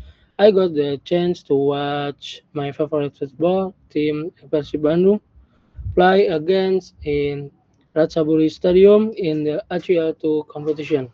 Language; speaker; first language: English; non-native, learner; Indonesian